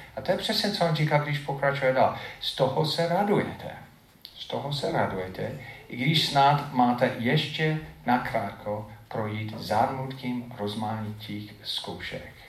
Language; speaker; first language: Czech; non-native, fluent; English